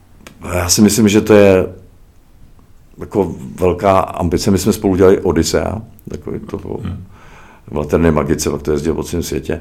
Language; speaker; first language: Czech; native; Czech